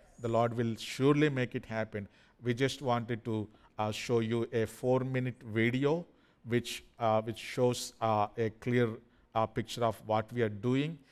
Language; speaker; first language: English; non-native, fluent; Telugu